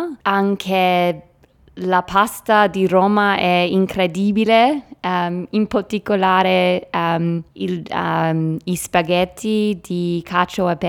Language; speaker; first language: Italian; non-native, learner; English